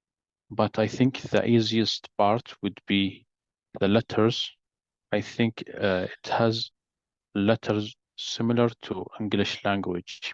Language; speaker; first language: English; non-native, learner; Arabic